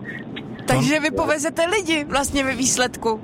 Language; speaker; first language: Czech; native; Czech